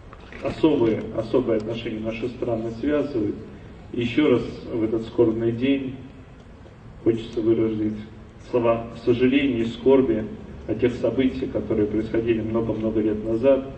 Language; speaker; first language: Russian; native; Russian